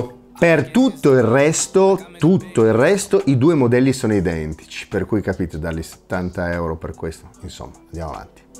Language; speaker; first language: Italian; native; Italian